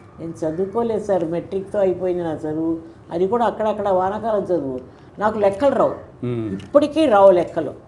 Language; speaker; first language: Telugu; native; Telugu